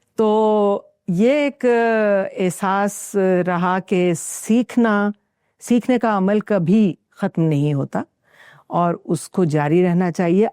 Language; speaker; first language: Urdu; native; Urdu